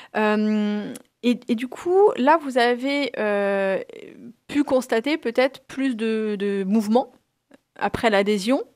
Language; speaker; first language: French; native; French